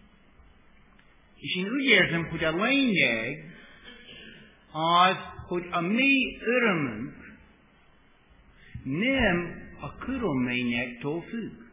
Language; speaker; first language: Hungarian; non-native, fluent; English